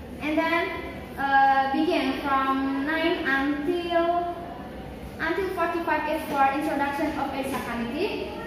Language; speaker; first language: English; non-native, learner; Indonesian